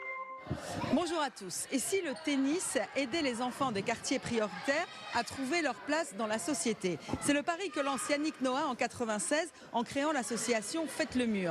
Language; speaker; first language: French; native; French